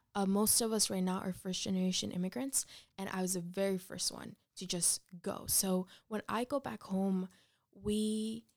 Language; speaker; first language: English; early bilingual, other home language; Spanish